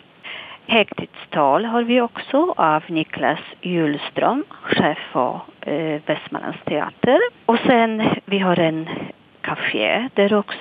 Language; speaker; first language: Swedish; non-native, fluent; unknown